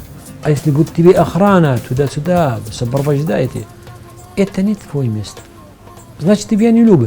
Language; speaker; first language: Russian; non-native, fluent; Arabic